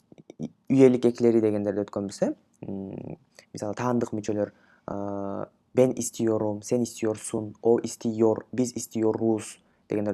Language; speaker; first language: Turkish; non-native, fluent; Kyrgyz